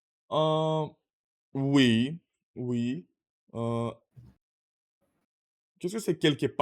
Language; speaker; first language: French; non-native, learner; Russian